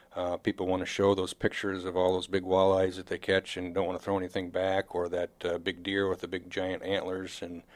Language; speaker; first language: English; native; English